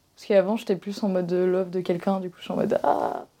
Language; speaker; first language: French; native; French